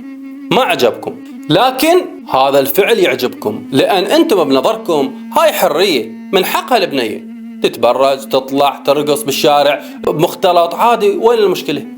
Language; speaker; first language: Arabic; native; Arabic